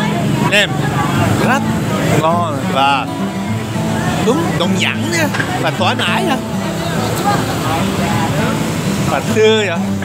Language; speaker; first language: Vietnamese; non-native, learner; Japanese